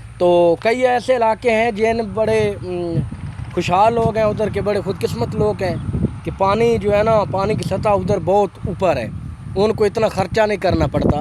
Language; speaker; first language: Urdu; non-native, local second language; Punjabi